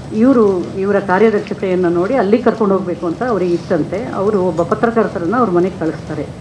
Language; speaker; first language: Kannada; native; Kannada